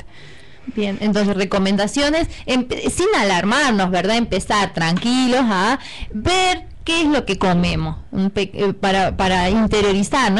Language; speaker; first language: Spanish; native; Spanish